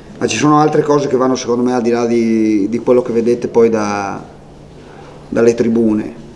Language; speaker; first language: Italian; native; Italian